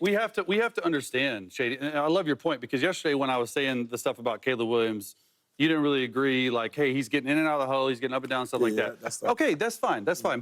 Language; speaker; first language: English; native; English